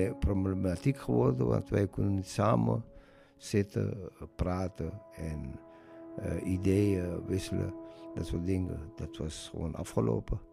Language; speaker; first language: Dutch; non-native, learner; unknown